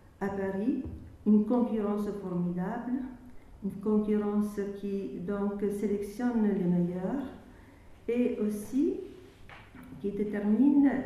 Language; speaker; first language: French; non-native, fluent; Italian